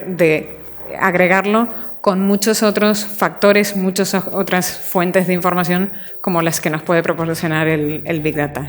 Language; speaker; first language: Spanish; native; Spanish